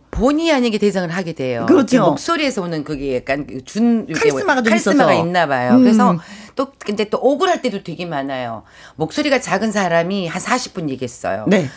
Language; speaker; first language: Korean; native; Korean